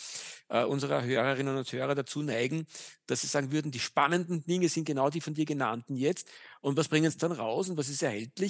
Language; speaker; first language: German; native; German